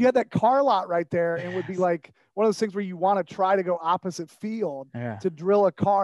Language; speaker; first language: English; native; English